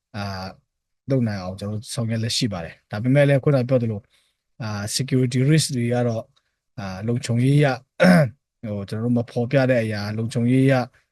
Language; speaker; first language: Burmese; non-native, local second language; Hakha Chin